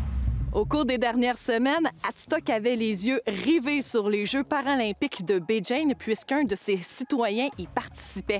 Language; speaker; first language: French; native; French